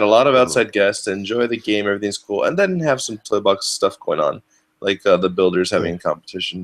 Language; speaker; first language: English; native; English